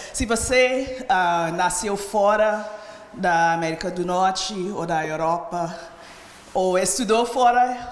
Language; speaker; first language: Portuguese; non-native, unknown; English